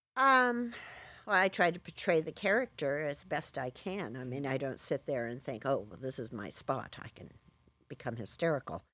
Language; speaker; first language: English; native; English